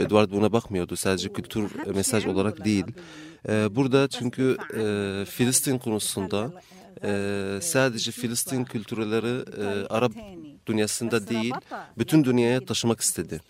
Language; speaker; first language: Turkish; non-native, fluent; Arabic